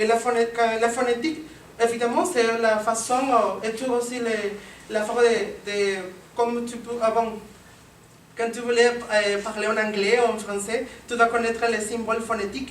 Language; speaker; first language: French; non-native, learner; Spanish